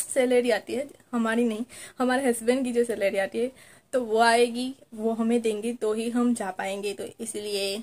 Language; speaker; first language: Hindi; non-native, local second language; Gujarati